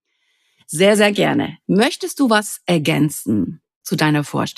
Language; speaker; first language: German; native; German